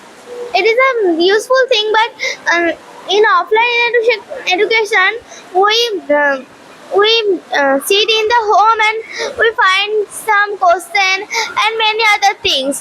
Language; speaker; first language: English; non-native, learner; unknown